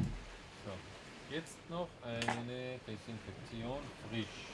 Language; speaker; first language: German; native; German